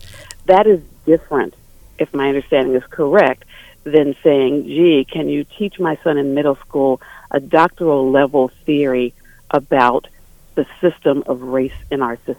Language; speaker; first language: English; native; English